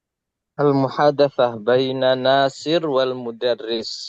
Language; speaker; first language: Arabic; non-native, local second language; Indonesian